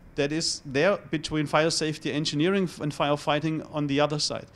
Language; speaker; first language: English; non-native, fluent; German